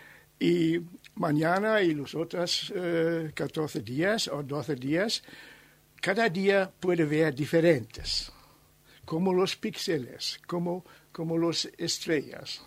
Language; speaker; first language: Spanish; non-native, learner; German